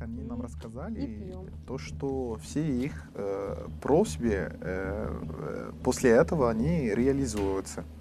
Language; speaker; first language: Russian; non-native, learner; Arabic